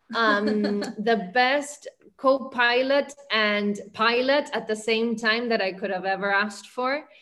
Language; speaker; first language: English; early bilingual, heritage; Spanish